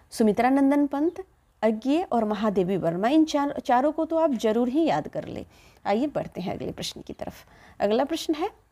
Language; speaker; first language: Hindi; native; Hindi